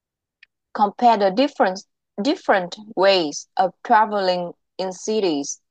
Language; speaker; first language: English; non-native, local second language; Vietnamese